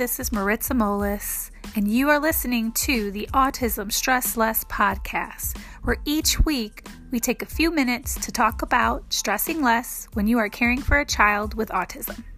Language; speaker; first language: English; native; English